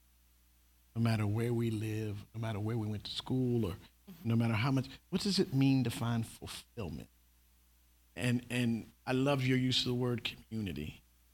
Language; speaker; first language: English; native; English